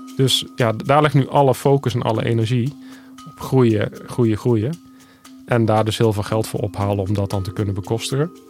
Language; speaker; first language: Dutch; native; Dutch